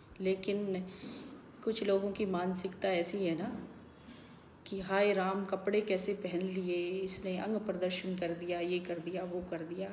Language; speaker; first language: Hindi; native; Hindi